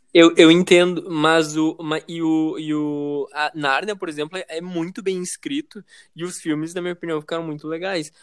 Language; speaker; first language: Portuguese; native; Portuguese